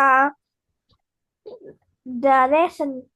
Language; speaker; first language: English; non-native, learner; Vietnamese